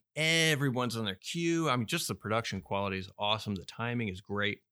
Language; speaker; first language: English; native; English